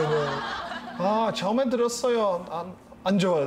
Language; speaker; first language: Korean; non-native, learner; Latvian